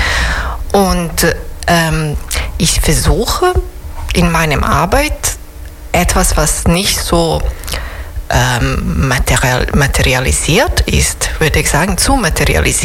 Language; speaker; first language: German; non-native, fluent; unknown